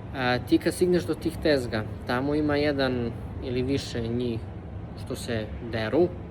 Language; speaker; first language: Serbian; early bilingual, heritage; Serbian